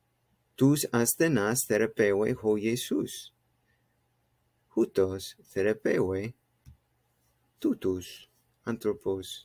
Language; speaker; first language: Greek; non-native, fluent; English